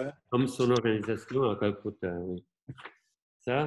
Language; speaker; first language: French; non-native, local second language; German